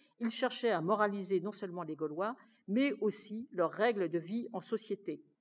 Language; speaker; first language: French; native; French